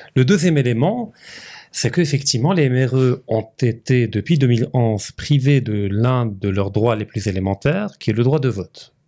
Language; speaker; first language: French; non-native, local second language; Arabic